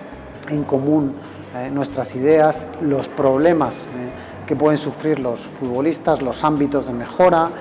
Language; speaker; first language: Spanish; native; Spanish